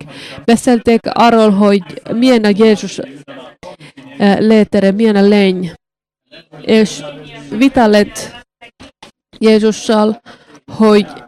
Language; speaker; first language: Hungarian; non-native, learner; Finnish